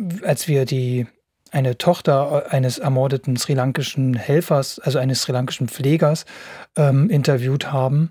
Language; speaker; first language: German; native; German